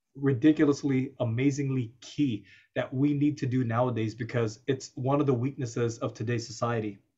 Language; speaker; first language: English; native; English